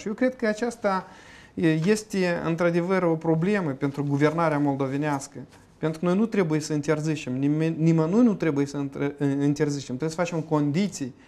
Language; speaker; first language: Romanian; native; Romanian